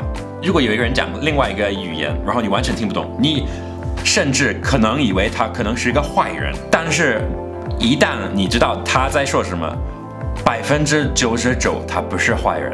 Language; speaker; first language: Chinese; non-native, fluent; English